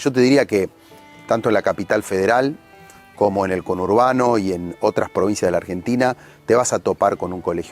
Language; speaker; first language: Spanish; native; Spanish